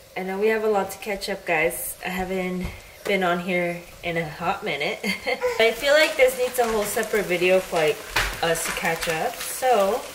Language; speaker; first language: English; early bilingual, other home language; Spanish